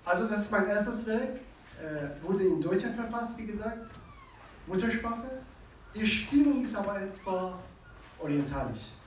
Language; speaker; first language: German; non-native, fluent; Persian